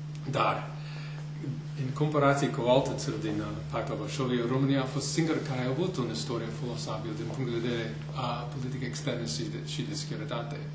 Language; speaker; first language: Romanian; non-native, fluent; English